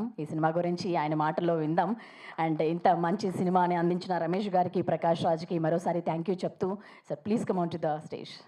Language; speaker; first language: Telugu; native; Telugu